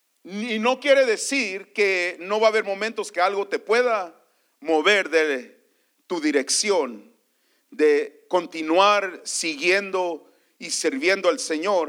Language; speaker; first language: Spanish; early bilingual, heritage; Spanish